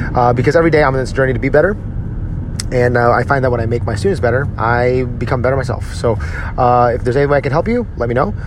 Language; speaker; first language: English; native; English